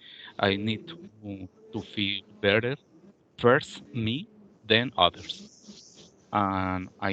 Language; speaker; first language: English; non-native, learner; Spanish